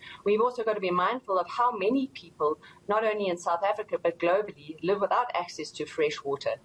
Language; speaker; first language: English; native; English